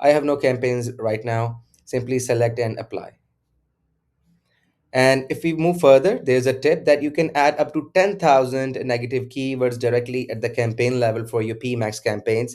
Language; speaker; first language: English; non-native, local second language; Urdu